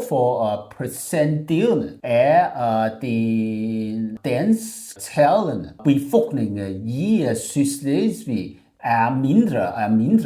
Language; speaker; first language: Danish; non-native, learner; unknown